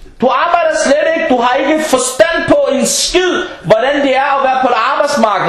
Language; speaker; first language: Danish; non-native, fluent; Arabic